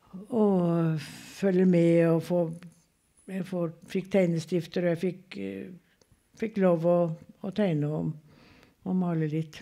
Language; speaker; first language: Norwegian; native; Norwegian